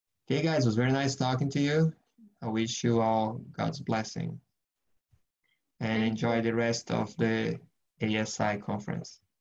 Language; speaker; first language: English; non-native, fluent; Portuguese